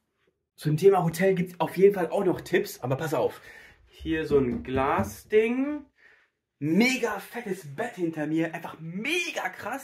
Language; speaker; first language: German; native; German